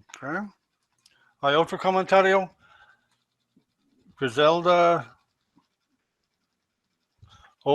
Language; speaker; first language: Spanish; non-native, learner; English